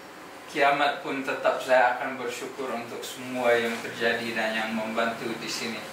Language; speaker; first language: Indonesian; non-native, fluent; English